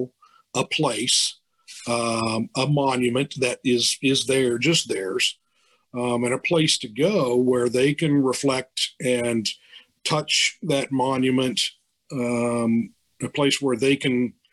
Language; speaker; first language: English; native; English